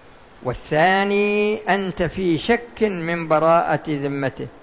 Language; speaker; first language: Arabic; native; Arabic